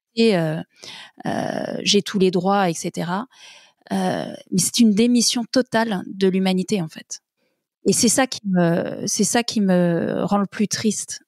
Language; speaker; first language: French; native; French